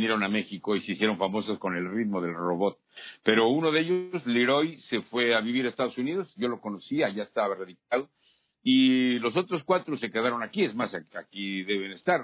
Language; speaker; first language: Spanish; native; Spanish